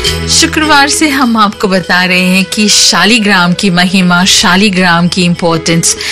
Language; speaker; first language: Hindi; non-native, local second language; Morisyen